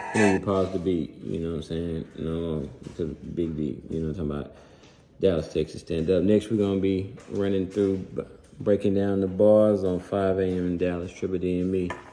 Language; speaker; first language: English; native; English